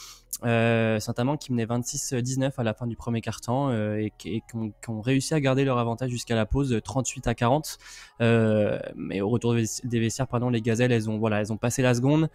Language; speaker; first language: French; native; French